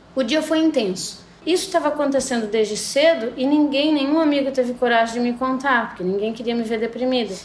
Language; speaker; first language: Portuguese; native; Portuguese